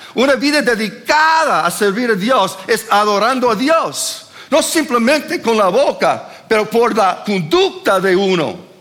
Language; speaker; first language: Spanish; non-native, fluent; English